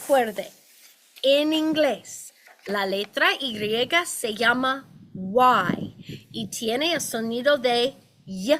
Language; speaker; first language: Spanish; non-native, fluent; English